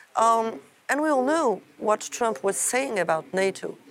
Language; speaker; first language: English; non-native, fluent; French